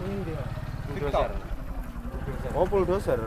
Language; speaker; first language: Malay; non-native, local second language; Javanese